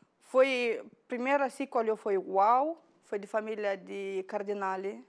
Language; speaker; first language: Portuguese; non-native, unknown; Romanian